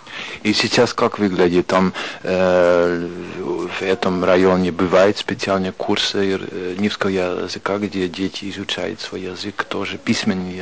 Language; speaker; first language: Russian; non-native, fluent; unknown